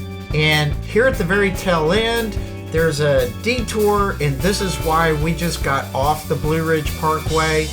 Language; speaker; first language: English; native; English